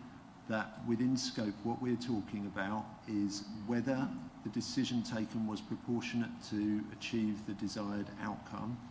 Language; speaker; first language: English; native; English